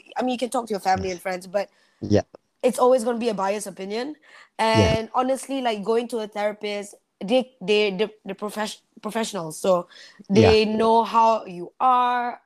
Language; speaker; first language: English; non-native, local second language; Malay